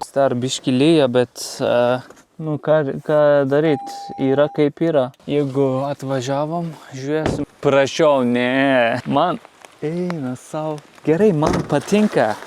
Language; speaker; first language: Lithuanian; non-native, fluent; Turkish